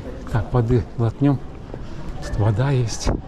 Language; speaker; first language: Russian; non-native, local second language; Kyrgyz